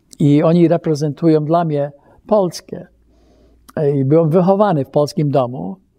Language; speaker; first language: Polish; early bilingual, heritage; Polish